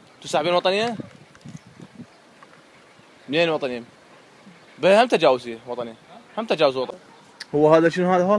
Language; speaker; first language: Arabic; native; Arabic